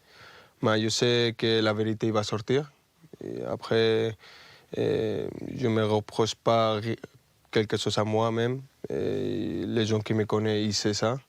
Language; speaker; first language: French; non-native, fluent; Spanish